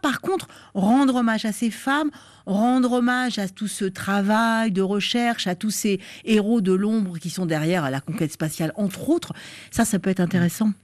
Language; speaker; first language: French; native; French